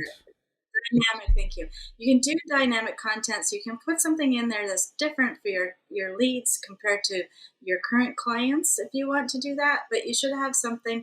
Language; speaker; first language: English; native; English